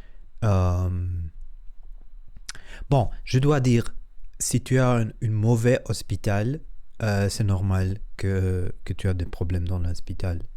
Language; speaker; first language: French; non-native, learner; Spanish